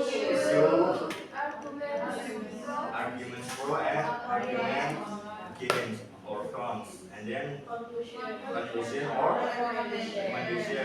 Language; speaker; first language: English; non-native, learner; Indonesian